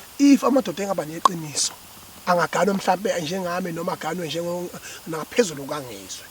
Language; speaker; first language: Zulu; native; Zulu